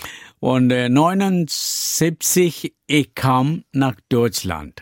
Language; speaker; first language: German; non-native, learner; Tamil